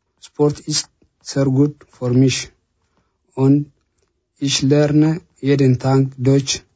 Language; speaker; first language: German; non-native, learner; Tigrinya